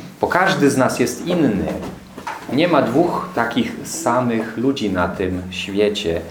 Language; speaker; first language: Polish; non-native, fluent; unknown